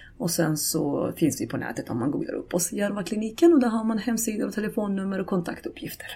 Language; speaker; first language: Swedish; early bilingual, other home language; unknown